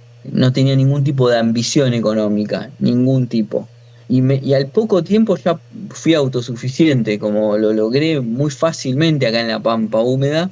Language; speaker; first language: Spanish; native; Spanish